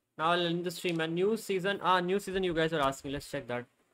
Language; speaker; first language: English; non-native, local second language; Hindi